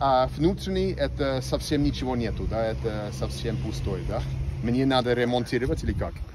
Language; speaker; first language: Russian; non-native, learner; English